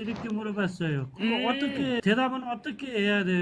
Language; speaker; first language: Korean; non-native, learner; Nepali